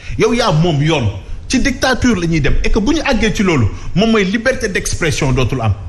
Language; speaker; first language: Wolof; native; Wolof